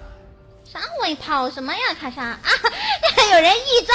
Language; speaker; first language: Chinese; native; Chinese